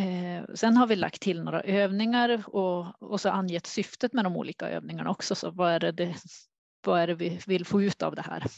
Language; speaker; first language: Swedish; native; Swedish